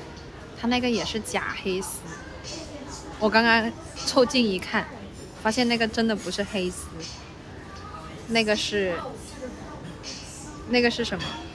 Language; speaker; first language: Chinese; non-native, local second language; Cantonese